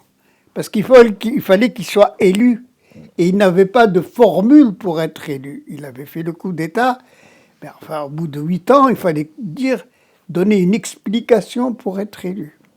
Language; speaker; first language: French; non-native, local second language; Arabic